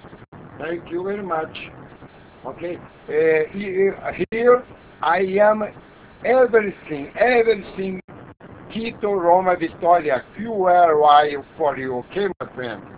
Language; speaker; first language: English; non-native, learner; Portuguese